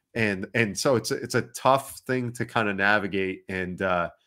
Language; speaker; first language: English; native; English